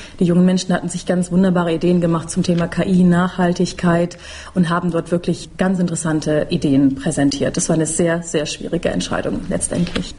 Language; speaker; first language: German; native; German